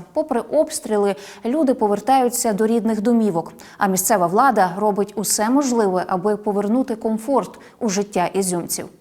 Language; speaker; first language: Ukrainian; native; Ukrainian